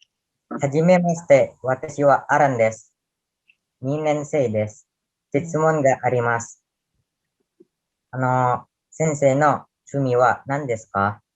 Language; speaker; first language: Japanese; non-native, learner; Indonesian